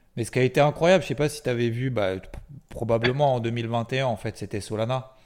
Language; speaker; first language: French; native; French